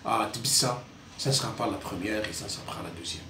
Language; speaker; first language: French; non-native, local second language; Arabic